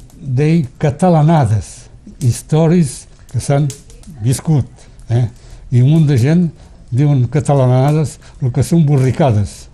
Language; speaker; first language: Catalan; native; Catalan